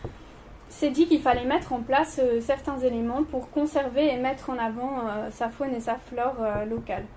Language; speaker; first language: French; native; French